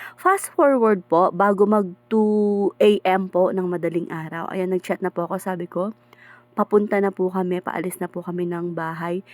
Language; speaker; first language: Filipino; native; Filipino